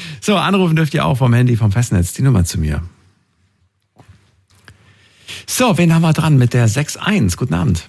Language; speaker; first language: German; native; German